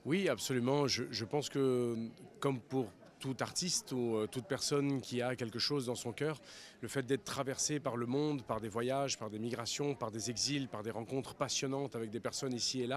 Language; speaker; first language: French; early bilingual, heritage; Spanish